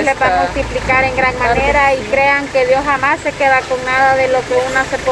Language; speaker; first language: Spanish; native; Spanish